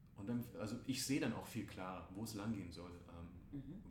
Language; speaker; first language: German; native; German